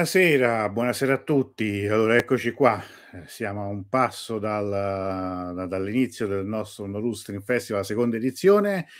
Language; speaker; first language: Italian; native; Italian